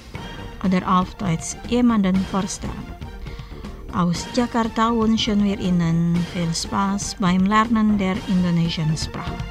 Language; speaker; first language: German; non-native, fluent; Indonesian